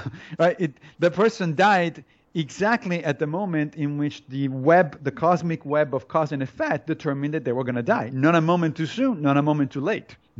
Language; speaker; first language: English; non-native, fluent; Italian